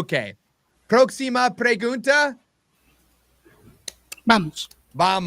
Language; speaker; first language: Spanish; non-native, learner; English